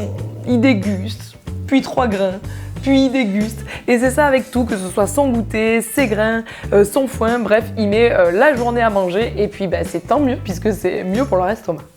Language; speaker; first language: French; native; French